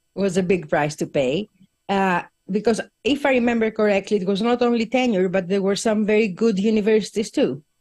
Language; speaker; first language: English; non-native, fluent; Greek